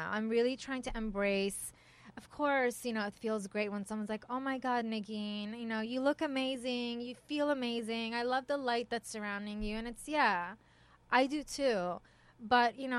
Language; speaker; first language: English; early bilingual, other home language; Persian